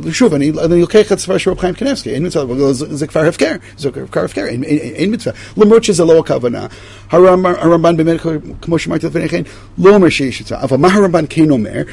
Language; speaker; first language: Hebrew; non-native, fluent; English